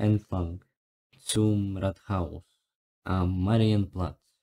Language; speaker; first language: German; non-native, learner; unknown